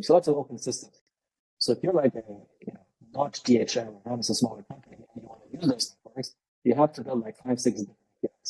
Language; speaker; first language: English; non-native, fluent; Lithuanian